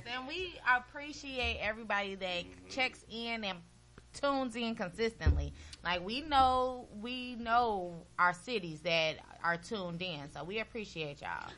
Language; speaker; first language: English; native; English